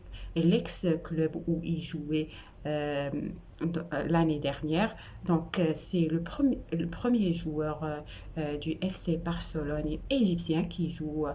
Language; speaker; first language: French; non-native, local second language; Arabic